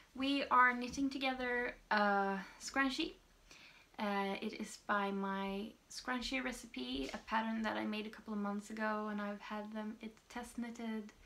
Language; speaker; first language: English; non-native, fluent; Swedish